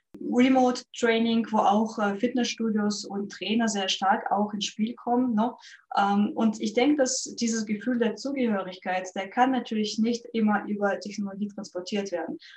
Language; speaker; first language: German; non-native, fluent; Russian